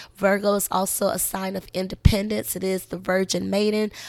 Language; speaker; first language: English; native; English